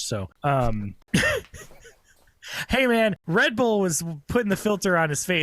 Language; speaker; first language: English; native; English